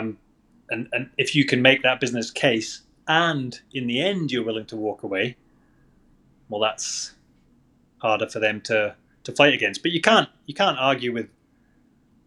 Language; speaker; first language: English; native; English